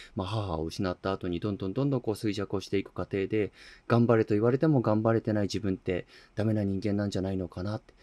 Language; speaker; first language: Japanese; native; Japanese